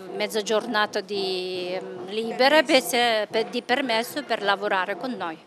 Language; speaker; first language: Italian; non-native, learner; Russian